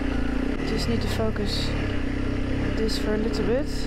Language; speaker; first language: English; non-native, fluent; Dutch